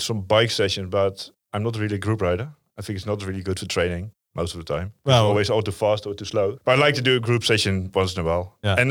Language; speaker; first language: English; non-native, fluent; Dutch